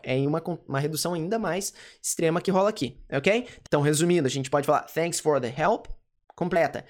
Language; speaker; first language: Portuguese; native; Portuguese